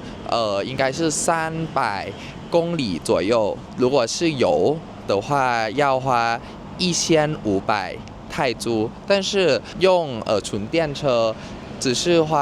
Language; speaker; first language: Chinese; non-native, fluent; Thai